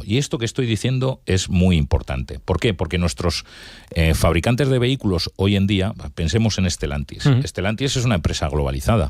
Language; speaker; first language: Spanish; native; Spanish